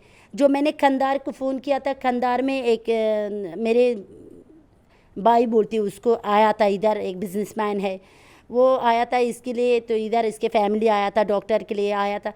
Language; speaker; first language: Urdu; non-native, learner; Persian